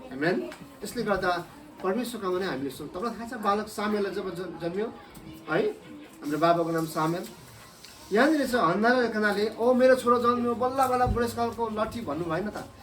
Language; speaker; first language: Nepali; native; Nepali